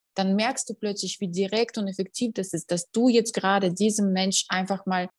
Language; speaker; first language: German; non-native, fluent; Russian